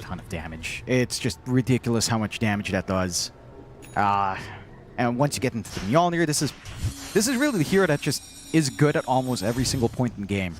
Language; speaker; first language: English; native; English